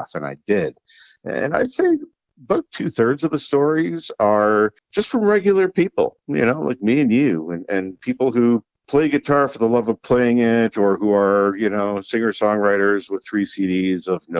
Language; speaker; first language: English; native; English